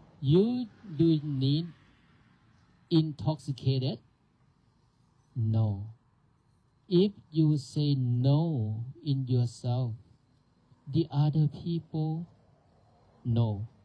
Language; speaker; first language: English; non-native, learner; Thai